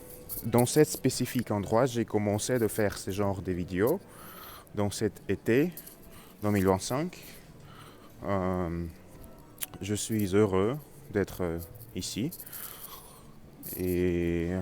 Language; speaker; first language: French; non-native, learner; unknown